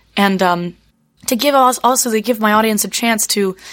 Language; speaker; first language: English; native; English